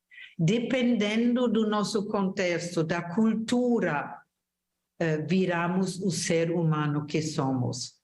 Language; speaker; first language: Portuguese; non-native, fluent; German